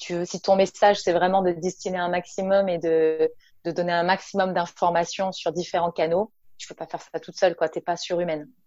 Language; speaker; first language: French; native; French